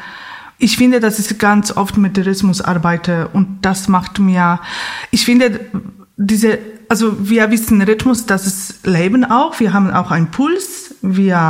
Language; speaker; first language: German; non-native, fluent; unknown